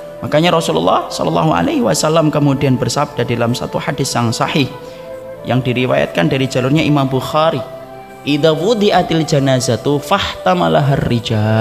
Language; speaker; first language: Indonesian; native; Indonesian